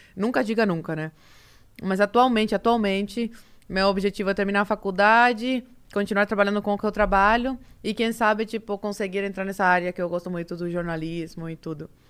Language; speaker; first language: Portuguese; early bilingual, other home language; Spanish